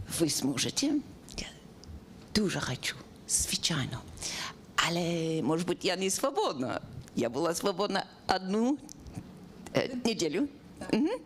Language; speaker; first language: Ukrainian; non-native, learner; English